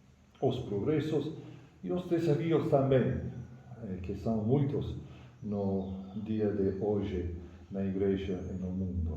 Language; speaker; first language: Portuguese; non-native, fluent; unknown